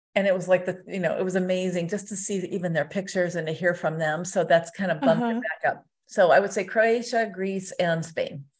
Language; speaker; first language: English; native; English